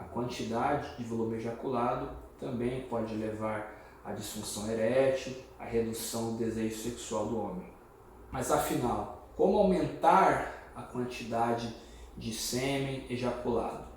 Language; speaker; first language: Portuguese; native; Portuguese